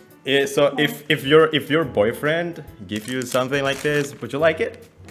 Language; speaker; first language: English; non-native, fluent; Indonesian